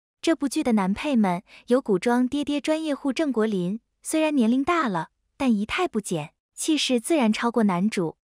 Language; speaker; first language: Chinese; native; Chinese